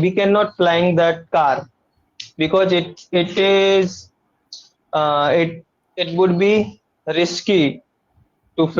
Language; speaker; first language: English; non-native, learner; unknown